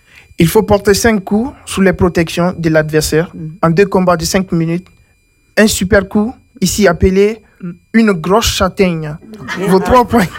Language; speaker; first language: French; native; French